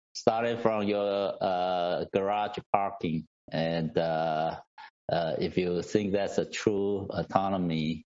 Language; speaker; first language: English; non-native, fluent; Chinese